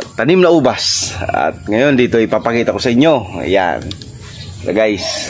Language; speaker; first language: Filipino; non-native, local second language; Bikol